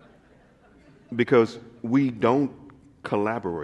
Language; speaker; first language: English; native; English